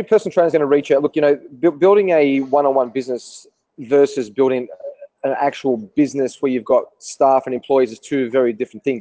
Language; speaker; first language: English; native; English